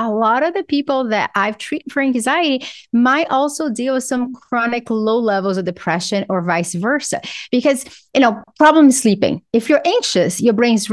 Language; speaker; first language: English; non-native, fluent; Portuguese